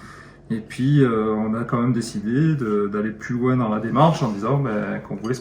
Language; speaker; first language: French; native; French